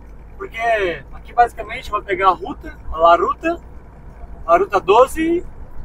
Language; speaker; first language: Portuguese; native; Portuguese